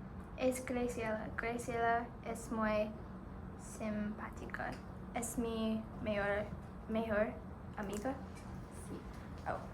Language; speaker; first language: Spanish; non-native, learner; English